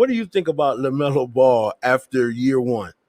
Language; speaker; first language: English; native; English